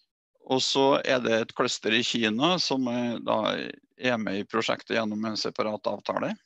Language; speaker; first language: Norwegian; native; Norwegian